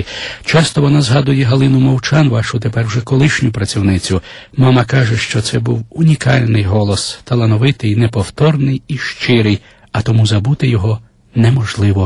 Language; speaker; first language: Ukrainian; native; Ukrainian